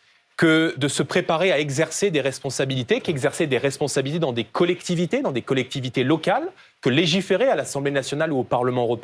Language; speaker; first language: French; native; French